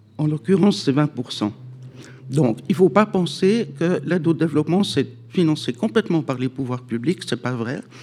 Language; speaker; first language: French; native; French